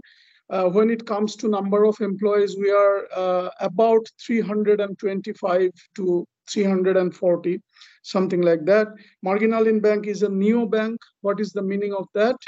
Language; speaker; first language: English; non-native, local second language; Bangla